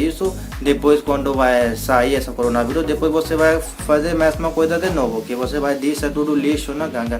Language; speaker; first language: Portuguese; non-native, learner; Hindi